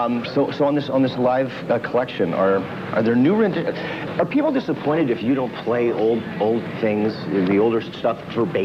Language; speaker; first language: English; native; English